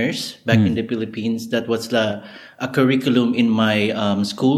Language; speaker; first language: English; non-native, local second language; Bikol